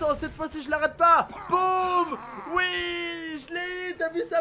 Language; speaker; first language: French; native; French